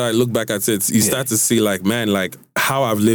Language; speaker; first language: English; non-native, local second language; Igbo